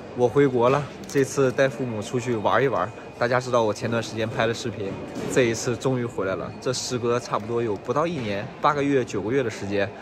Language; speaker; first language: Chinese; native; Chinese